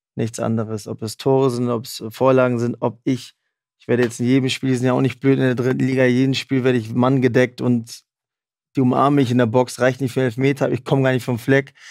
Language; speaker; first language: German; native; German